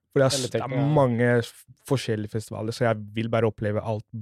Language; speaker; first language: Norwegian; non-native, fluent; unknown